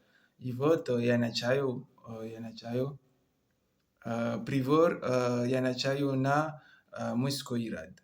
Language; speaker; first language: Russian; non-native, learner; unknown